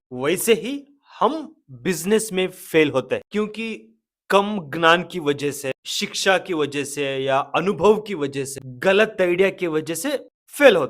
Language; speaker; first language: Hindi; non-native, local second language; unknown